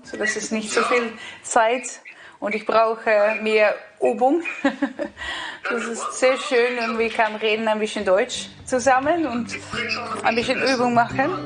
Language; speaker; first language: German; non-native, learner; Dutch